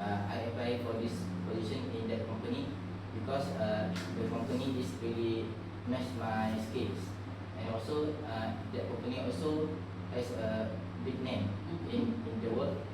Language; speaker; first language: English; non-native, learner; Malay